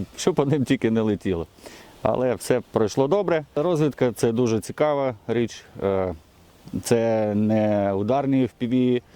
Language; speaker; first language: Ukrainian; non-native, local second language; Russian